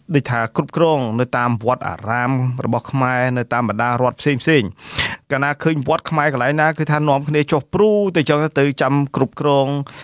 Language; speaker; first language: Khmer; native; Khmer